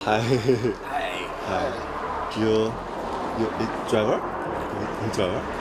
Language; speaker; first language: English; non-native, learner; Chinese